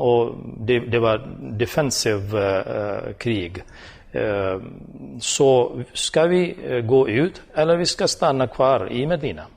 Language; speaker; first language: Swedish; non-native, fluent; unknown